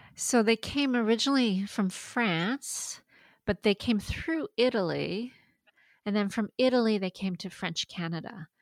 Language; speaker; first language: English; early bilingual, other home language; French